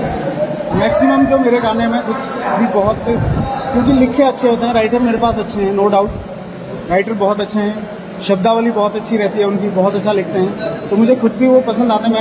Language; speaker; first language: Hindi; non-native, local second language; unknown